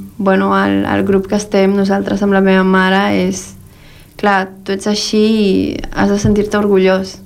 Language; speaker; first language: Catalan; early bilingual, other home language; Spanish